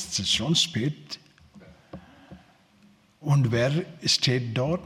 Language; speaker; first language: German; non-native, learner; Telugu